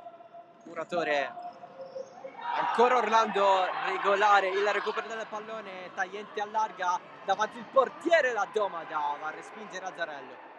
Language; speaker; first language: Italian; native; Italian